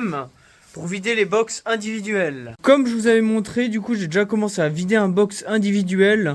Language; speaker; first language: French; native; French